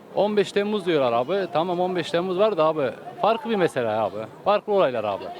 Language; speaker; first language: Turkish; native; Turkish